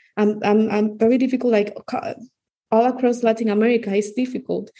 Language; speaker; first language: English; non-native, fluent; Spanish